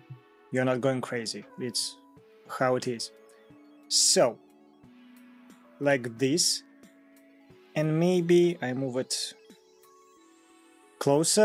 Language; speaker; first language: English; non-native, fluent; Russian